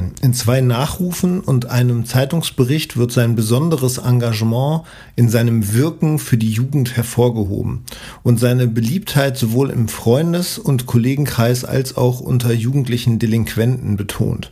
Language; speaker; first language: German; native; German